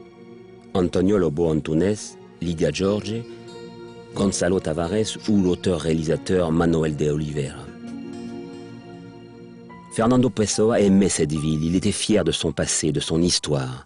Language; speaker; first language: French; native; French